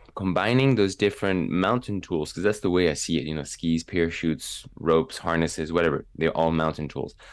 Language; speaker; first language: English; non-native, fluent; French